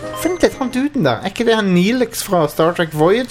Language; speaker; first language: Norwegian; native; Norwegian